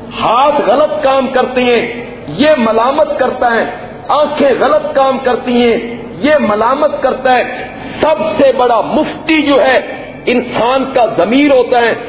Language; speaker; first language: Urdu; non-native, local second language; Punjabi